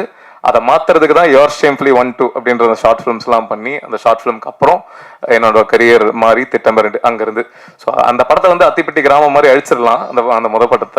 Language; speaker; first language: Tamil; native; Tamil